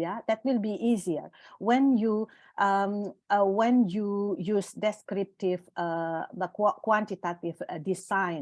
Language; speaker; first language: English; non-native, fluent; Indonesian